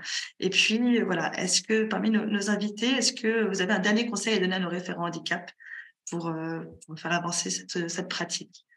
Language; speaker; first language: French; native; French